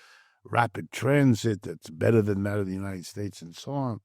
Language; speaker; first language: English; native; English